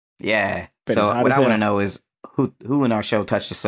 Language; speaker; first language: English; native; English